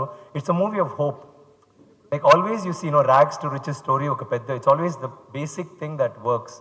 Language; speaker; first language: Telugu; non-native, fluent; Tamil